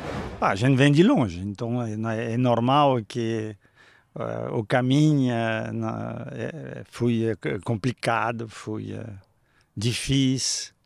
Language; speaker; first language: Portuguese; non-native, fluent; French